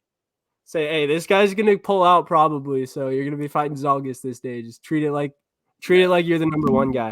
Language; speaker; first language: English; native; English